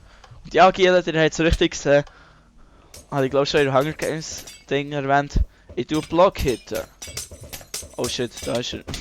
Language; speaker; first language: German; native; German